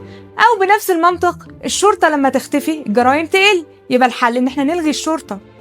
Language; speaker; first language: Arabic; native; Arabic